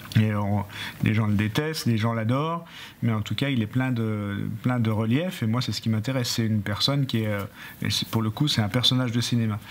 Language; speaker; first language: French; native; French